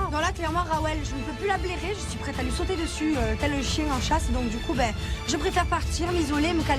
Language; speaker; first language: French; native; French